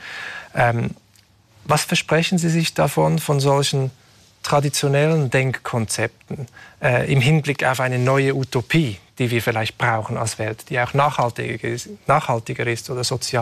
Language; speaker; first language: German; native; German